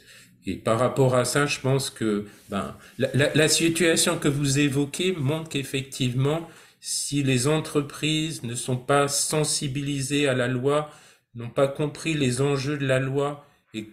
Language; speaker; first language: French; native; French